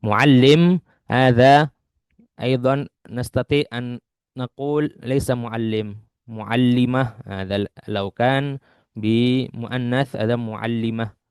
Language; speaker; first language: Arabic; non-native, fluent; Indonesian